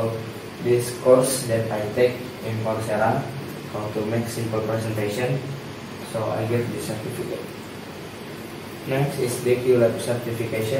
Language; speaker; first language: English; non-native, learner; Indonesian